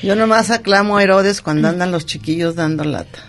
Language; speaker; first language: Spanish; native; Spanish